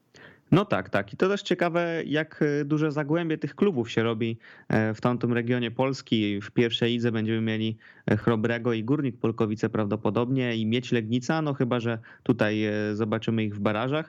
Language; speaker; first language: Polish; native; Polish